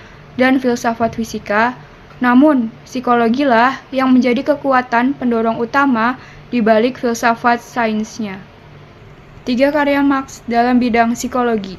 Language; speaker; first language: Indonesian; native; Indonesian